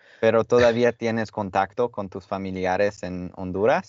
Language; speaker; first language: Spanish; non-native, fluent; English